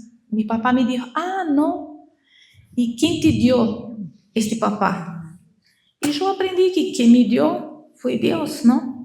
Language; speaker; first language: Spanish; non-native, learner; Portuguese